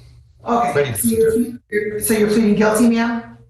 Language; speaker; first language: English; native; English